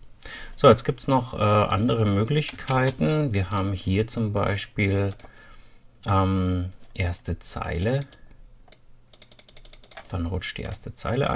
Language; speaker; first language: German; native; German